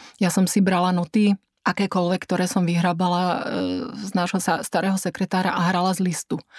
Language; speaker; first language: Slovak; native; Slovak